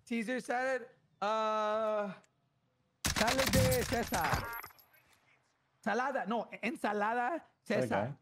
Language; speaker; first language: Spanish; non-native, learner; English